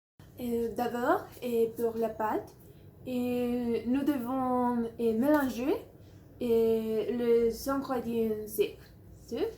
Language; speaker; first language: French; non-native, learner; Spanish